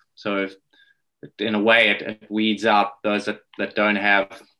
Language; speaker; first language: English; native; English